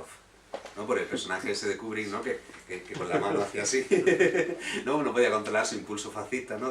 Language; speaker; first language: Spanish; native; Spanish